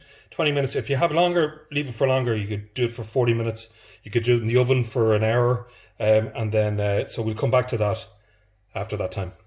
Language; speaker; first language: English; native; English